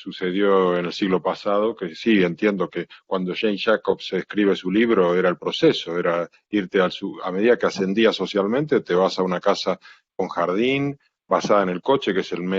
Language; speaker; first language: Spanish; native; Spanish